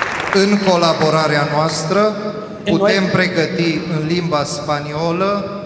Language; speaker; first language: Romanian; non-native, fluent; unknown